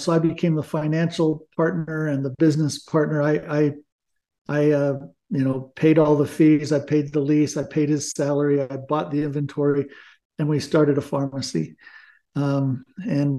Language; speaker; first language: English; native; English